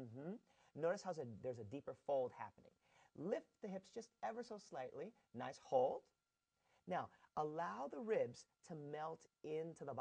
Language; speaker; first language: English; native; English